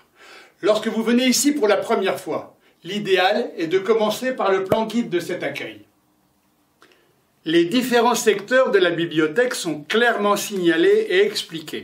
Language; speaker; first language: French; native; French